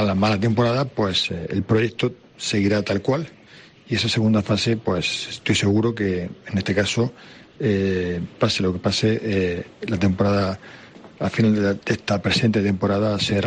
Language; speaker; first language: Spanish; native; Spanish